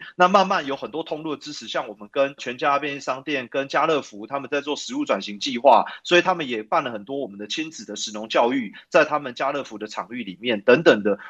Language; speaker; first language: Chinese; native; Chinese